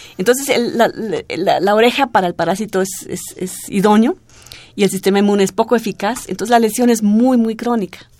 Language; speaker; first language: Spanish; non-native, fluent; German